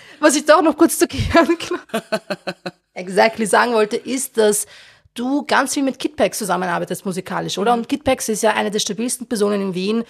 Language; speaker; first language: German; early bilingual, other home language; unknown